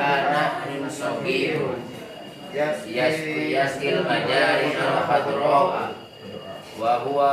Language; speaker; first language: Arabic; non-native, learner; Indonesian